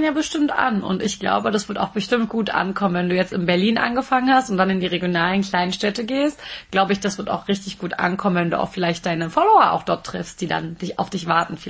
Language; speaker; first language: German; native; German